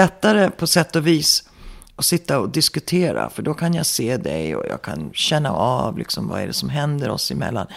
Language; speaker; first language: Swedish; early bilingual, heritage; Swedish